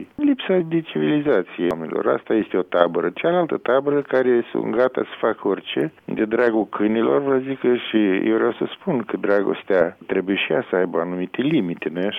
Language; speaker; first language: Romanian; native; Romanian